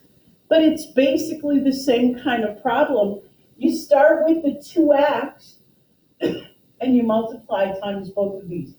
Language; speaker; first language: English; native; English